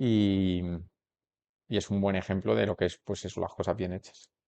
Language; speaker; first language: Spanish; native; Spanish